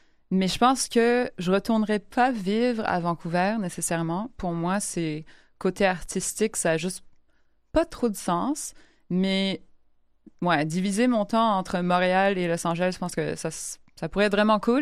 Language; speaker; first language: French; native; French